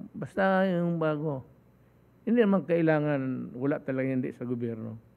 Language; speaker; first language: Filipino; non-native, local second language; Cebuano